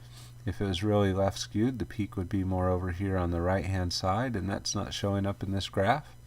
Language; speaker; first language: English; native; English